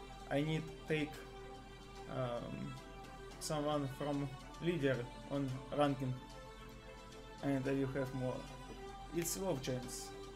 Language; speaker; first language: English; non-native, learner; Russian